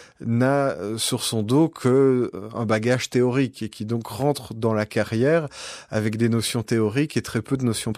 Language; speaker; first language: French; native; French